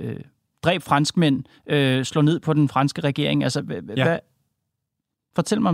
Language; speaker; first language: Danish; native; Danish